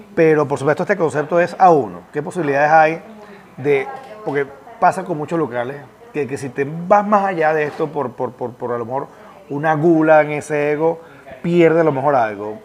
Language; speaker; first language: Spanish; native; Spanish